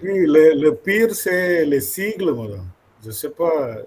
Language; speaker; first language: French; non-native, fluent; Malayalam